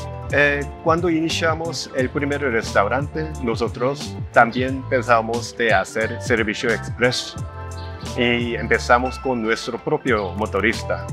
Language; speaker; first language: Spanish; non-native, fluent; Korean